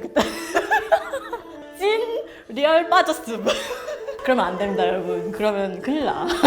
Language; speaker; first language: Korean; non-native, fluent; Thai